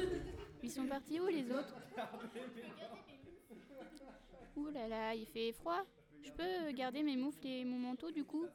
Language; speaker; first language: French; native; French